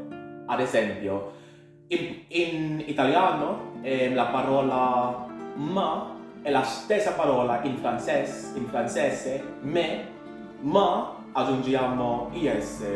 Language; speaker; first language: Italian; non-native, learner; English